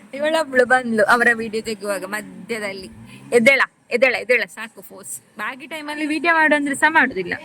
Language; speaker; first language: Kannada; non-native, local second language; Tulu